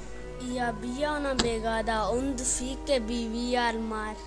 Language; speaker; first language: Catalan; non-native, learner; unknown